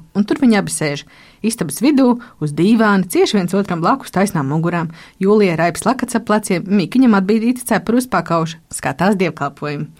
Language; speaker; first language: Latvian; native; Latvian